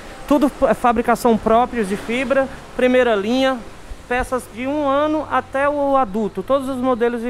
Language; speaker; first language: Portuguese; native; Portuguese